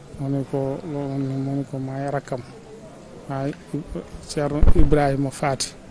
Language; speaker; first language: Wolof; native; Wolof